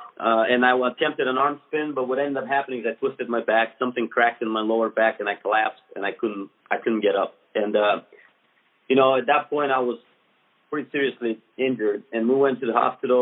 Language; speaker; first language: English; non-native, fluent; Bulgarian